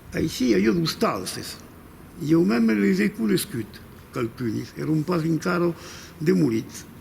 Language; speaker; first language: Occitan; native; Occitan